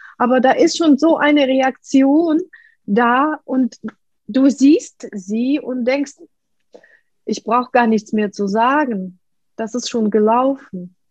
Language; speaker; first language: German; non-native, fluent; Russian